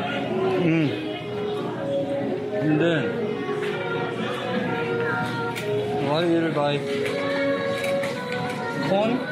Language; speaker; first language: English; non-native, learner; Korean